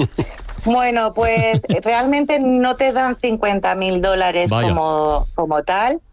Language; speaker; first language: Spanish; native; Spanish